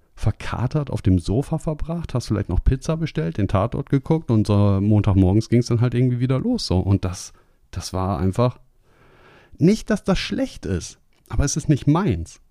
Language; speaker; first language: German; native; German